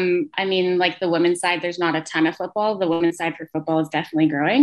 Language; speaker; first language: English; native; English